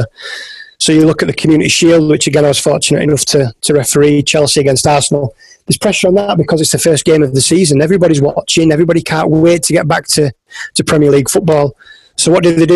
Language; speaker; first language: English; native; English